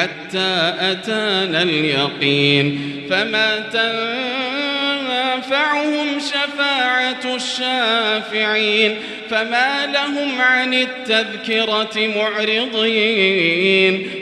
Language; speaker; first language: Arabic; native; Arabic